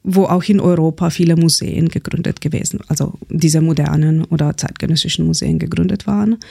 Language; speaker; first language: German; non-native, fluent; Slovenian